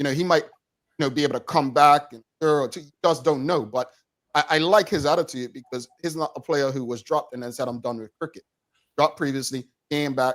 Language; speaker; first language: English; native; English